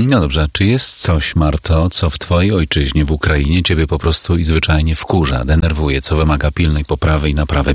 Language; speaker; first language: Polish; native; Polish